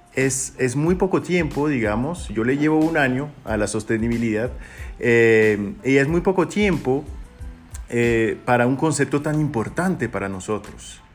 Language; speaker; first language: Spanish; non-native, fluent; French